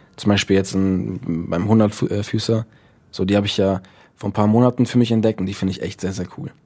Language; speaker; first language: German; early bilingual, other home language; Dutch